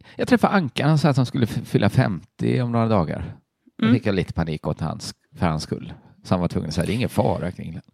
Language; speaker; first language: Swedish; native; Swedish